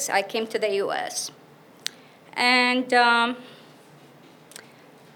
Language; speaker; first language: English; non-native, fluent; Arabic